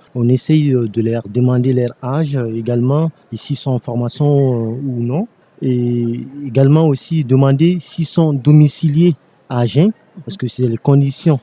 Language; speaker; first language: French; non-native, local second language; Fula